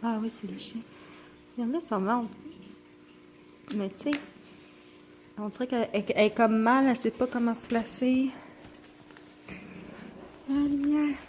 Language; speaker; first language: French; native; French